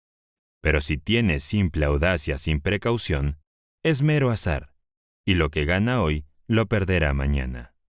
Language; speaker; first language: Spanish; native; Spanish